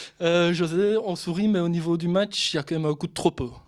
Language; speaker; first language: French; native; French